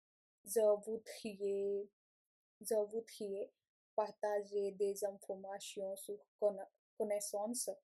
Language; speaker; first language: French; non-native, learner; Punjabi